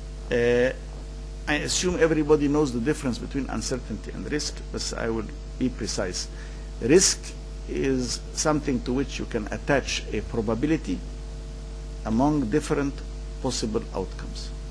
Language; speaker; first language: English; non-native, fluent; Arabic